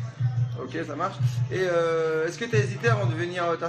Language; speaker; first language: French; native; French